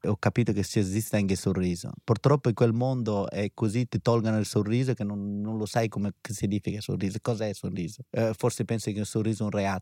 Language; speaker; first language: Italian; non-native, fluent; Persian